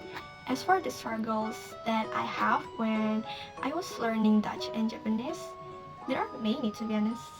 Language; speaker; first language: English; non-native, learner; Indonesian